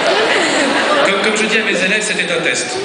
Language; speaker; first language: French; native; French